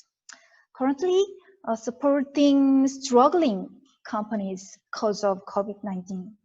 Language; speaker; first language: English; non-native, fluent; Korean